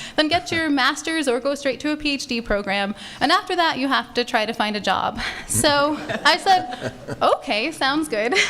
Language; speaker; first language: English; native; English